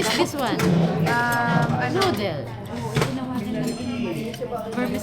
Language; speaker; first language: English; non-native, fluent; Filipino